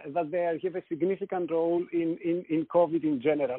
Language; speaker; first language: English; non-native, fluent; Greek